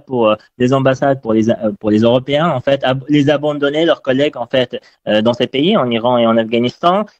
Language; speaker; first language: French; non-native, fluent; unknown